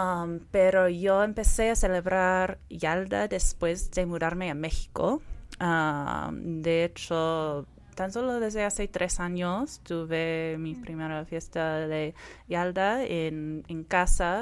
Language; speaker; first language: Spanish; non-native, fluent; English